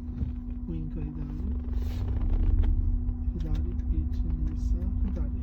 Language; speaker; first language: Japanese; non-native, learner; Mongolian